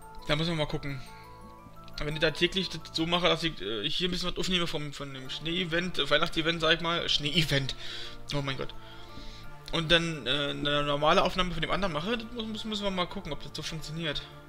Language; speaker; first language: German; native; German